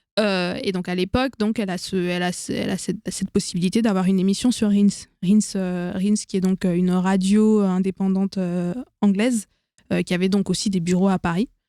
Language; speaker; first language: French; native; French